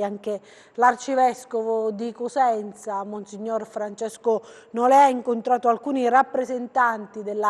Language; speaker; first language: Italian; native; Italian